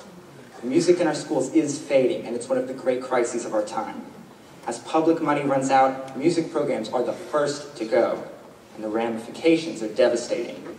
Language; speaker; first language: English; native; English